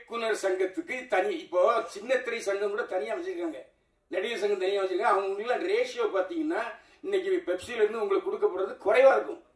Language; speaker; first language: Tamil; native; Tamil